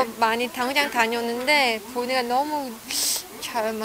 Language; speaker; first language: Korean; non-native, fluent; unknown